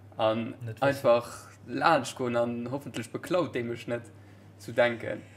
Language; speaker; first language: Luxembourgish; native; Luxembourgish